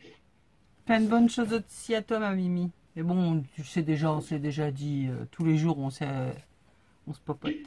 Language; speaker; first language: French; native; French